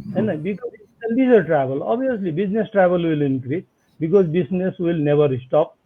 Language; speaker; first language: English; non-native, local second language; Nepali